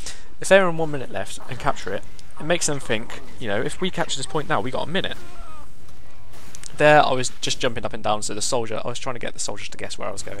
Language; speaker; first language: English; native; English